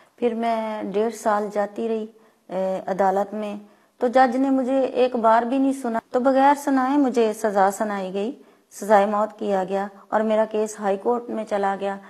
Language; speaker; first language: Urdu; non-native, local second language; Punjabi